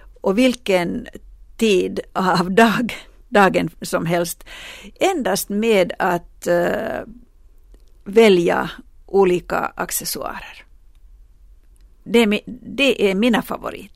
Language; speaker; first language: Swedish; non-native, local second language; Finnish